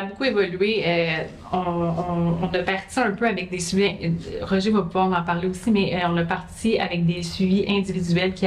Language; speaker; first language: French; native; French